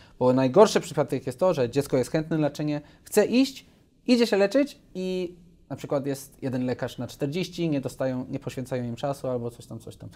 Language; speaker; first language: Polish; early bilingual, heritage; Polish